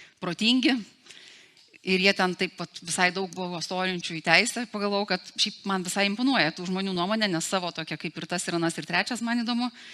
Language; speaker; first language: Lithuanian; native; Lithuanian